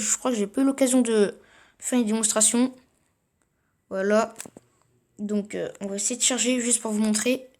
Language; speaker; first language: French; native; French